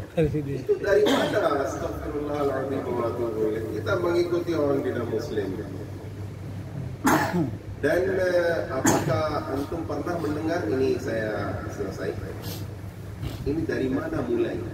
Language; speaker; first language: Indonesian; non-native, fluent; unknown